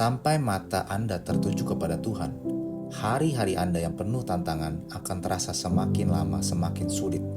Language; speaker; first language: Indonesian; native; Indonesian